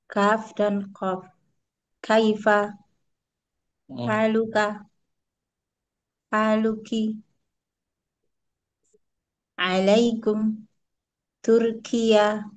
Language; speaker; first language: Arabic; non-native, learner; Indonesian